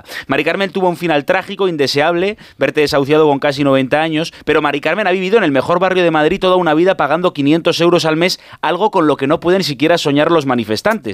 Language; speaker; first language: Spanish; native; Spanish